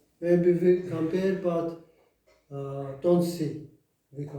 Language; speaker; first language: English; non-native, learner; Turkish